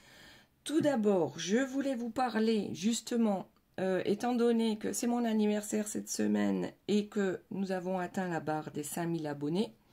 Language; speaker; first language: French; native; French